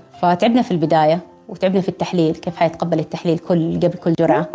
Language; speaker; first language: Arabic; native; Arabic